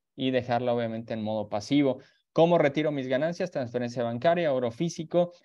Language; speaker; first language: Spanish; native; Spanish